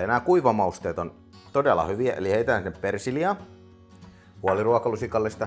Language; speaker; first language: Finnish; native; Finnish